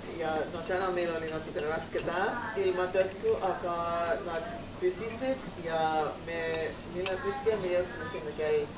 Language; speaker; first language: Estonian; early bilingual, heritage; Estonian